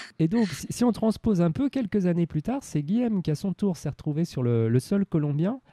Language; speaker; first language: French; native; French